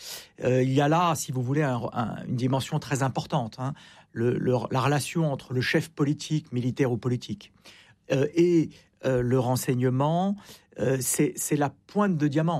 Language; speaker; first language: French; native; French